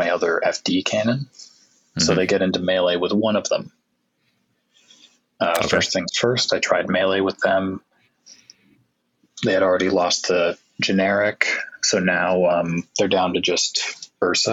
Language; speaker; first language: English; native; English